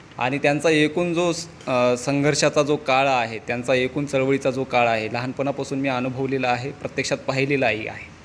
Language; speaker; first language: Marathi; native; Marathi